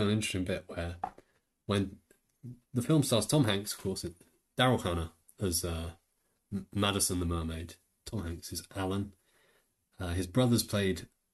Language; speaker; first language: English; native; English